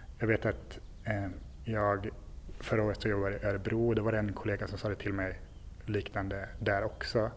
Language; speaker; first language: Swedish; native; Swedish